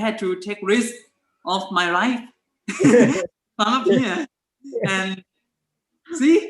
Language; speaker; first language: English; non-native, learner; Thai